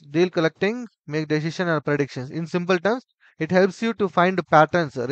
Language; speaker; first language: English; non-native, local second language; Telugu